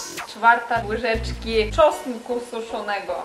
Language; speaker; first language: Polish; non-native, fluent; Ukrainian